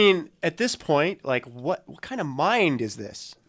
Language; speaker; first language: English; native; English